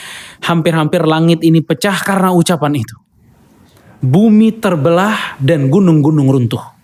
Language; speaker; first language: Indonesian; native; Indonesian